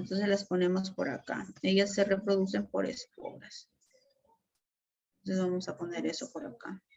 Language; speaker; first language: Spanish; native; Spanish